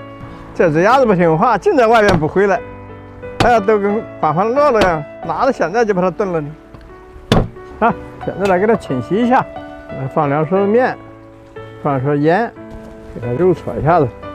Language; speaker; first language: Chinese; native; Chinese